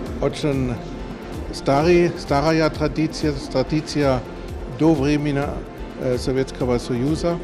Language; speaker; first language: Ukrainian; non-native, learner; German